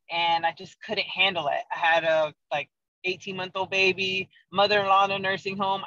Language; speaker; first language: English; native; English